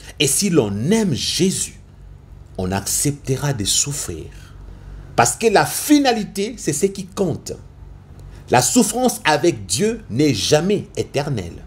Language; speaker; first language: French; non-native, local second language; Lingala